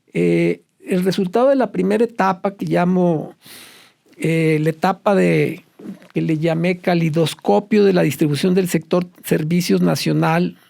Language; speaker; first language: Spanish; native; Spanish